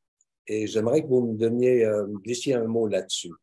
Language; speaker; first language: French; native; French